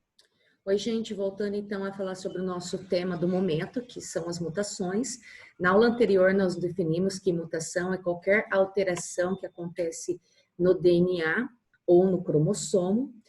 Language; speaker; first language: Portuguese; native; Portuguese